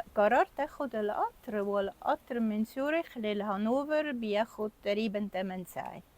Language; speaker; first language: Egyptian Arabic; non-native, fluent; German